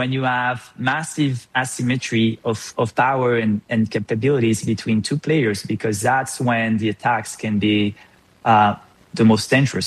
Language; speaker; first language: English; non-native, fluent; French